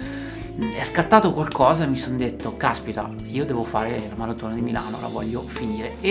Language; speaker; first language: Italian; native; Italian